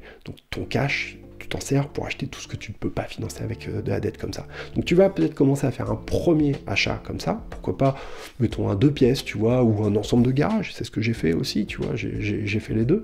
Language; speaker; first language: French; native; French